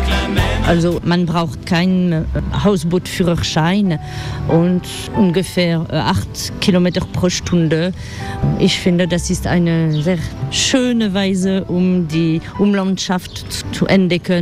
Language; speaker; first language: German; non-native, learner; French